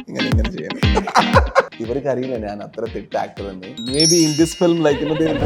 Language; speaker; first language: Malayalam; non-native, learner; Kannada